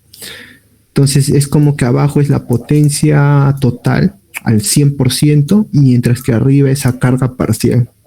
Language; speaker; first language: Spanish; native; Spanish